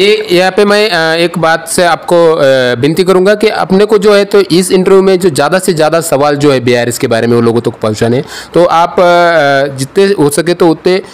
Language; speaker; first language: Hindi; non-native, local second language; Marathi